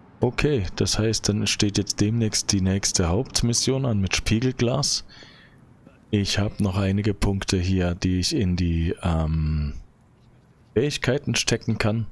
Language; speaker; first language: German; native; German